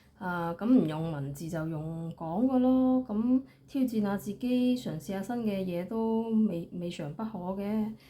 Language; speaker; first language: Cantonese; native; Cantonese